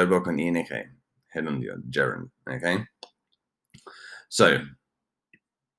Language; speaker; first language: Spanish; non-native, fluent; English